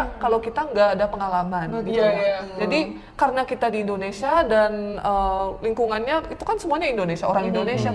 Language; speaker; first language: Indonesian; early bilingual, other home language; Korean